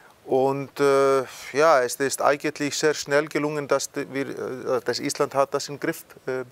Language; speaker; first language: German; non-native, fluent; Icelandic